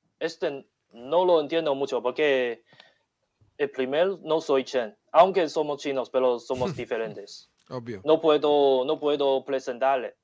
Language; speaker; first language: Spanish; non-native, learner; Chinese